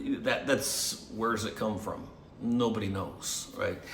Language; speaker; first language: English; native; English